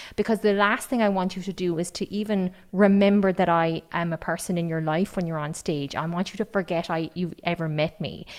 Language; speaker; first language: English; native; English